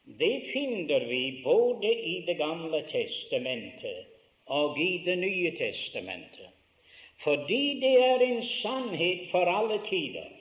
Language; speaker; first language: Norwegian; early bilingual, heritage; Norwegian